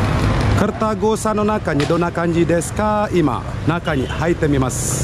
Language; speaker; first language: Japanese; non-native, learner; Indonesian